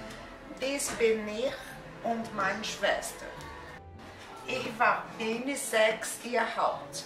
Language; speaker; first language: German; non-native, learner; Portuguese